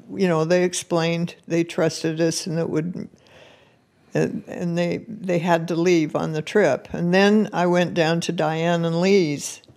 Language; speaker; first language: English; native; English